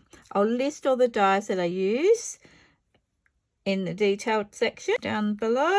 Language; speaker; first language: English; native; English